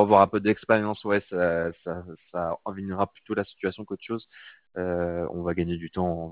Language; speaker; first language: French; native; French